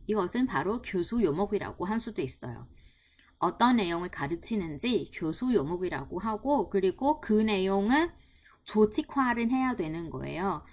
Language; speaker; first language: Korean; non-native, fluent; Vietnamese